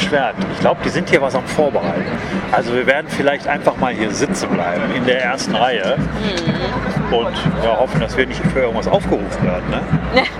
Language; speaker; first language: German; native; German